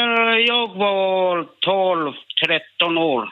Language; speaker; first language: Swedish; non-native, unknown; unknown